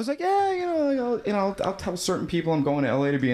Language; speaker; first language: English; native; English